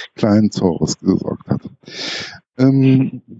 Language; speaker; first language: German; native; German